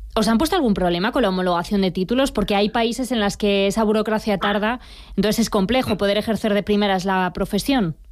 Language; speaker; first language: Spanish; native; Spanish